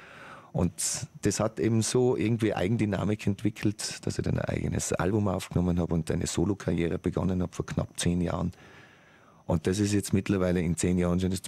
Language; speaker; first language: German; native; German